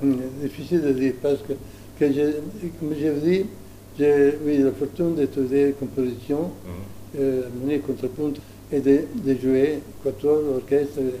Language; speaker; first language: French; non-native, learner; Italian